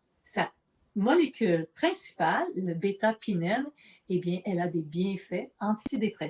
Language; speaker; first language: French; native; French